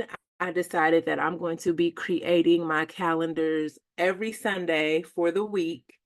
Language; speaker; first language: English; native; English